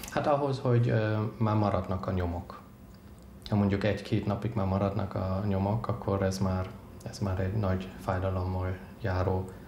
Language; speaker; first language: Hungarian; non-native, fluent; Persian